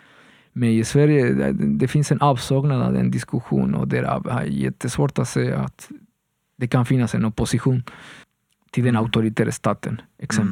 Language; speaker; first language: Swedish; non-native, fluent; Spanish